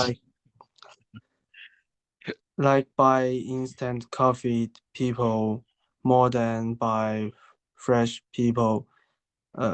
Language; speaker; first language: English; non-native, learner; Chinese